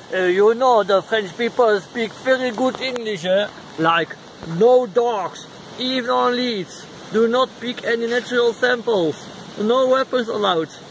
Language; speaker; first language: English; non-native, fluent; Dutch